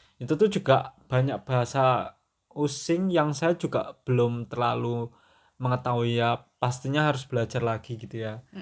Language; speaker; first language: Indonesian; non-native, local second language; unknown